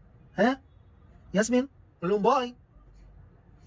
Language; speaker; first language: Arabic; native; Arabic